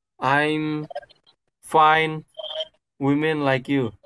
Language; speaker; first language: English; non-native, learner; Indonesian